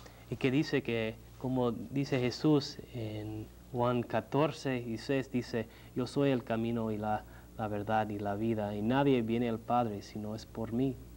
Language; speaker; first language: Spanish; non-native, fluent; English